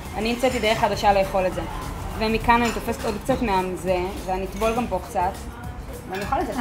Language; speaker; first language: Hebrew; native; Hebrew